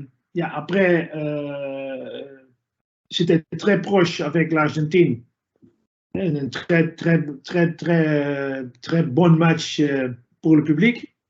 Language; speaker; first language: French; non-native, fluent; Dutch